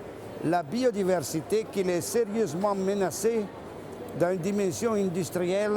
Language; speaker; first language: French; non-native, fluent; Italian